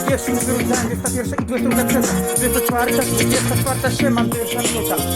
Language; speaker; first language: Polish; native; Polish